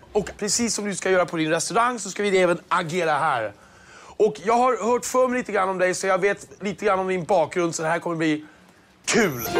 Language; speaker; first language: Swedish; native; Swedish